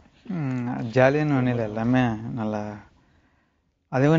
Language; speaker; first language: Tamil; native; Tamil